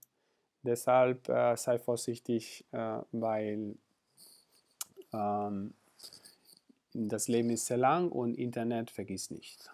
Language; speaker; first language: German; non-native, fluent; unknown